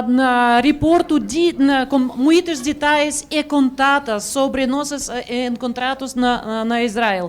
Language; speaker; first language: Portuguese; non-native, learner; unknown